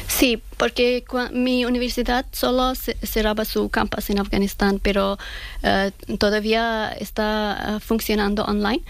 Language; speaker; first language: Spanish; non-native, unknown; Persian